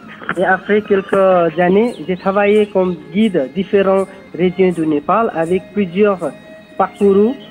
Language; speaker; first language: French; non-native, learner; Nepali